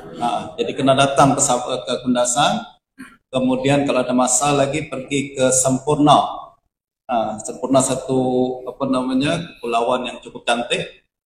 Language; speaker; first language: Indonesian; native; Indonesian